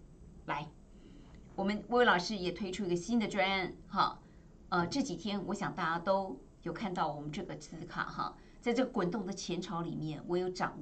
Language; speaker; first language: Chinese; native; Chinese